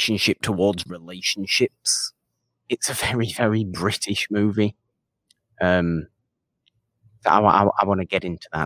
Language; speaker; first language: English; native; English